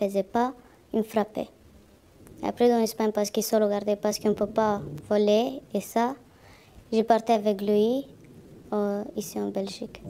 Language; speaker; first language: French; non-native, learner; Romanian